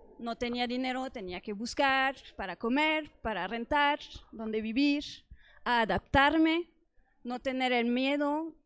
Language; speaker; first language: Spanish; non-native, fluent; French